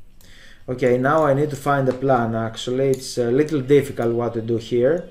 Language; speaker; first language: English; non-native, fluent; Greek